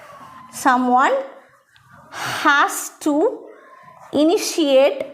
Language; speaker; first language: English; non-native, local second language; Tamil